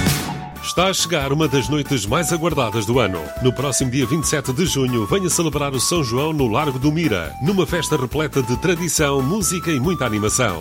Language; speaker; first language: Portuguese; native; Portuguese